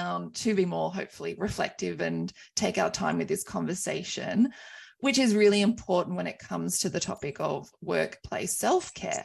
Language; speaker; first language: English; native; English